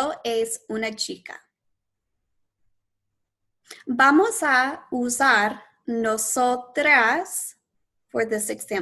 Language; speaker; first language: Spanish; non-native, fluent; English